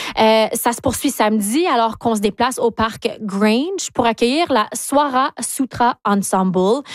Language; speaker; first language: French; native; French